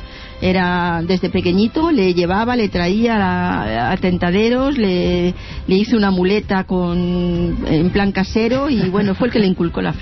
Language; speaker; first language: Spanish; native; Spanish